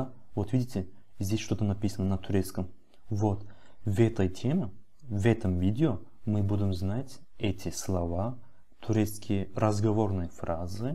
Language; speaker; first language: Russian; non-native, fluent; Turkish